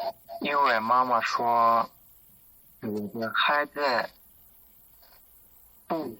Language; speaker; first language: Chinese; non-native, learner; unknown